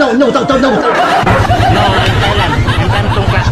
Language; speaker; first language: English; non-native, learner; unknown